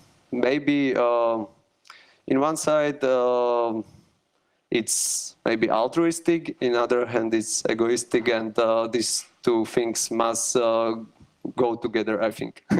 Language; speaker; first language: English; non-native, learner; Slovak